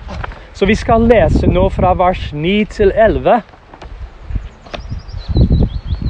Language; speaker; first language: Norwegian; non-native, fluent; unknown